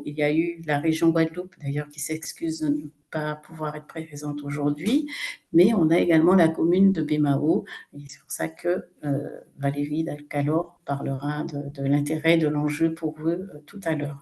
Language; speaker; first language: French; native; French